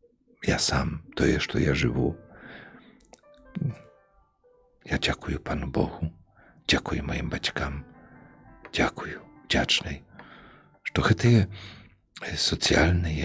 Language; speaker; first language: Polish; non-native, local second language; Belarusian